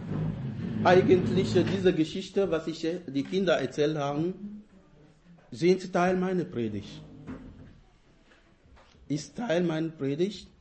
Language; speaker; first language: German; non-native, fluent; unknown